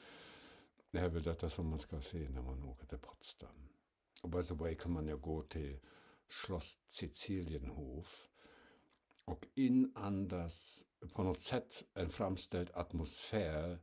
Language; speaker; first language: Swedish; non-native, fluent; German